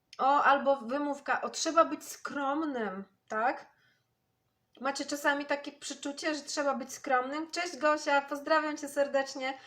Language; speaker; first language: Polish; native; Polish